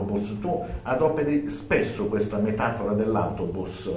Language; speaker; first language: Italian; native; Italian